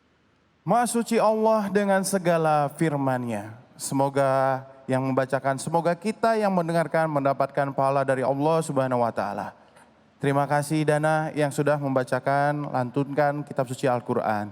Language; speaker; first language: Indonesian; native; Indonesian